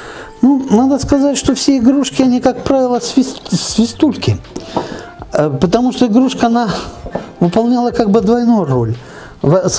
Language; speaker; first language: Russian; native; Russian